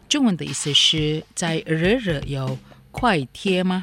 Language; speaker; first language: Chinese; early bilingual, heritage; Chinese